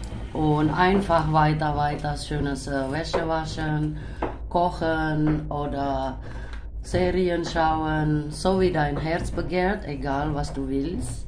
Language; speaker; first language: German; non-native, fluent; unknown